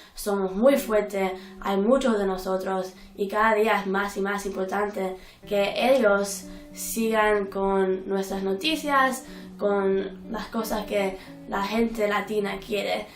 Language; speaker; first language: Spanish; early bilingual, heritage; Spanish